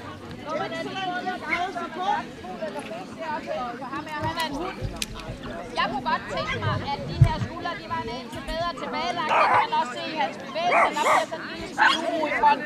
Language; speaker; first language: Danish; native; Danish